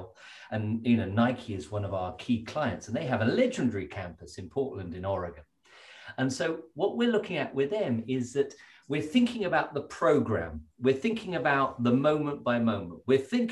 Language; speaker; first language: English; native; English